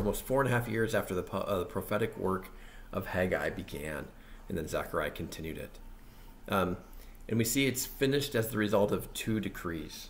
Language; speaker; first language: English; native; English